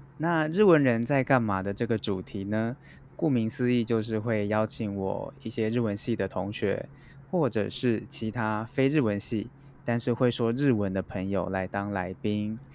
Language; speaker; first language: Chinese; native; Chinese